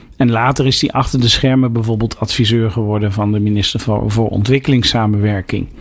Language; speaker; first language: Dutch; native; Dutch